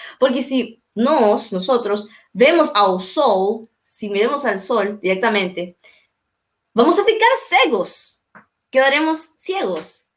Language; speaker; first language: Portuguese; non-native, learner; Spanish